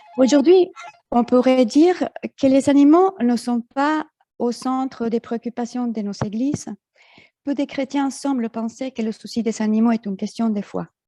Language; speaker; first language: French; non-native, fluent; Spanish